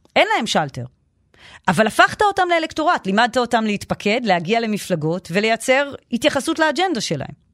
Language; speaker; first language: Hebrew; native; Hebrew